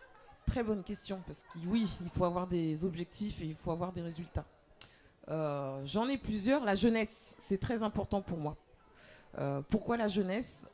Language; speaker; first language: French; native; French